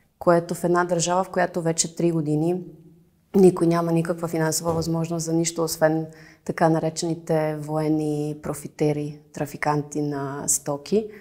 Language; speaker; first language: Bulgarian; early bilingual, heritage; Bulgarian